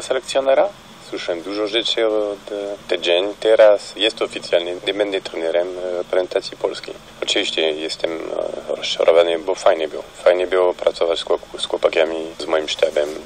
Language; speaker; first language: Polish; non-native, fluent; French